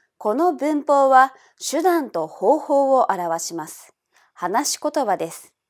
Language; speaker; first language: Japanese; native; Japanese